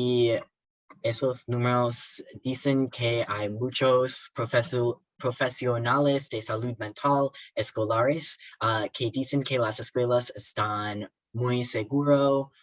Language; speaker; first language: Spanish; non-native, learner; English